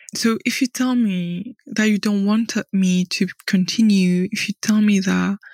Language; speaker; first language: English; non-native, fluent; French